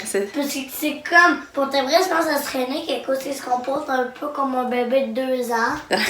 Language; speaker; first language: French; native; French